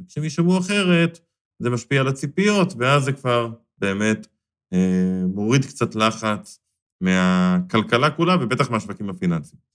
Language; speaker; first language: Hebrew; native; Hebrew